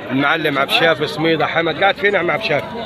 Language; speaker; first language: Arabic; native; Arabic